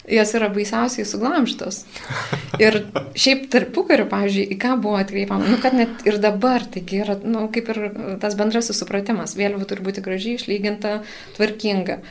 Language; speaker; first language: Lithuanian; native; Lithuanian